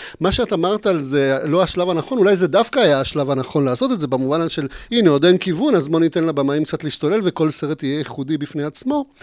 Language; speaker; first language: Hebrew; native; Hebrew